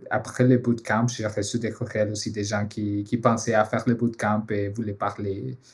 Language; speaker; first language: French; non-native, fluent; Spanish